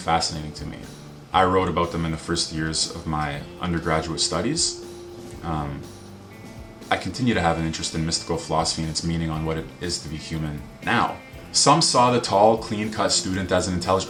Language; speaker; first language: English; native; English